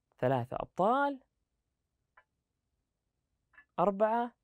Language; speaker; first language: Arabic; native; Arabic